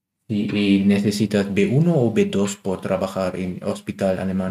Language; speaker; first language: Spanish; non-native, learner; German